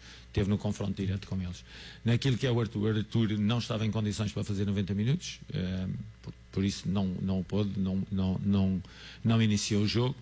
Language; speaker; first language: Portuguese; native; Portuguese